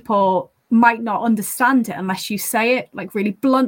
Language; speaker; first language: English; native; English